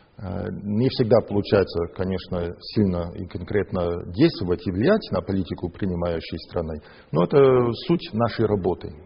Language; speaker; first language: Russian; non-native, fluent; English